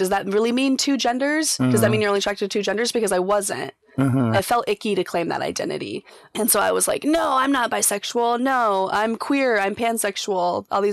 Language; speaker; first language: English; native; English